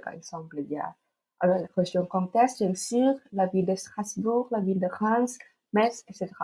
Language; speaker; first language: French; non-native, fluent; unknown